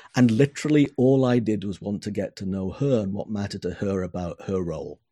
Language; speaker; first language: English; native; English